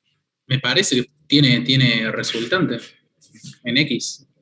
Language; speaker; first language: Spanish; native; Spanish